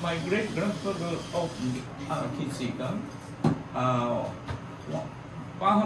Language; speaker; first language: English; non-native, learner; Japanese